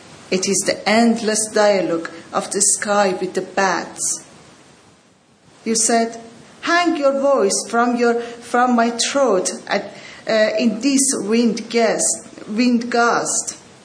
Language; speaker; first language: English; non-native, learner; Persian